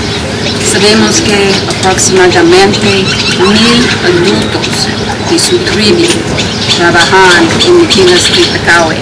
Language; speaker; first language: Spanish; non-native, fluent; English